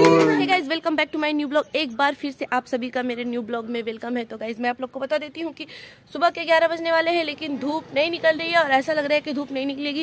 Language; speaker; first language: Hindi; native; Hindi